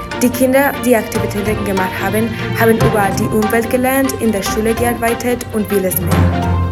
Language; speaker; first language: German; non-native, learner; Spanish